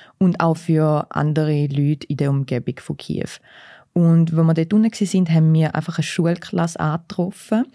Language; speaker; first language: German; early bilingual, other home language; Russian